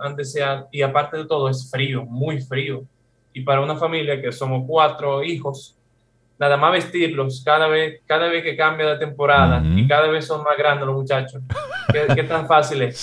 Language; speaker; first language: Spanish; non-native, fluent; Russian